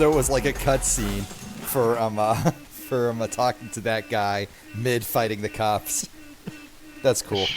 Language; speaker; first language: English; native; English